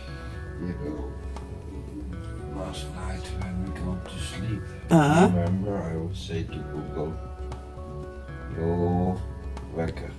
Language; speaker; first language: English; non-native, learner; Dutch